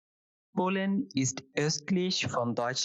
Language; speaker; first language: German; non-native, fluent; Bangla